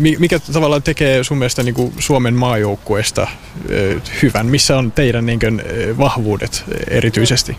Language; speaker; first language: Finnish; native; Finnish